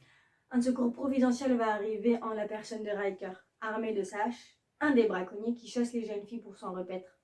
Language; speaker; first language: French; native; French